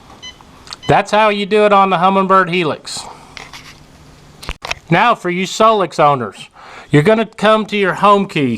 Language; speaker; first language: English; native; English